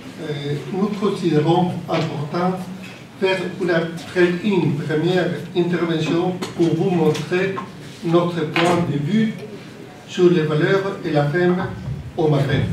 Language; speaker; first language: French; non-native, learner; Spanish